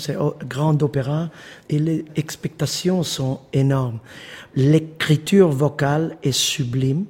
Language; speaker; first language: French; non-native, fluent; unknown